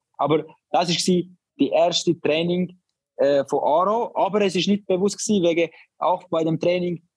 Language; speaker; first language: German; non-native, learner; Albanian